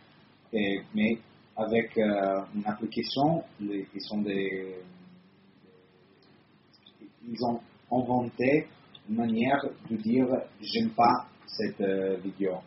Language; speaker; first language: French; non-native, learner; Italian